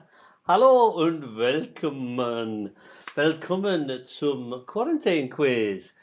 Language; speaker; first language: German; non-native, learner; English